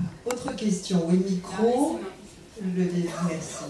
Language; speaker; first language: French; native; French